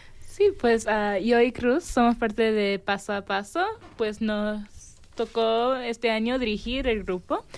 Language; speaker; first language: Spanish; early bilingual, heritage; Spanish